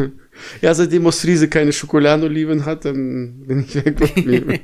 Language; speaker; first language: German; non-native, fluent; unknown